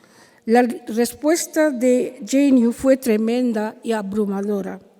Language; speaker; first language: Spanish; non-native, fluent; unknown